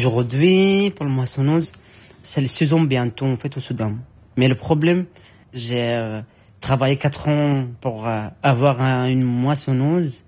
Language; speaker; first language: French; non-native, learner; Arabic